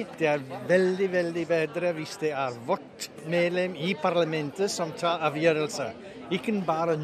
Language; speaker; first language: Norwegian; non-native, learner; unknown